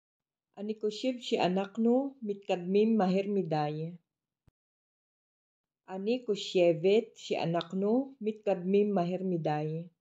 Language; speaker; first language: Hebrew; non-native, fluent; Filipino